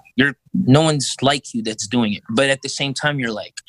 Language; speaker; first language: English; early bilingual, other home language; Filipino